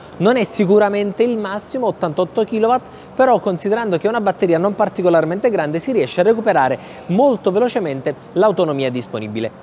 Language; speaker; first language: Italian; native; Italian